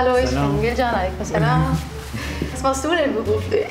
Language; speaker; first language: German; early bilingual, other home language; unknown